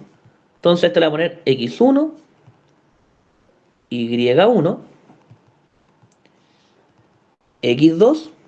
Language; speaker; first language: Spanish; native; Spanish